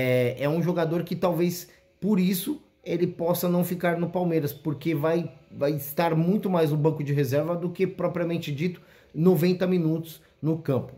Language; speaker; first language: Portuguese; native; Portuguese